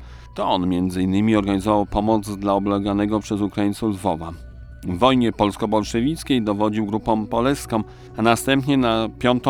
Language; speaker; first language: Polish; native; Polish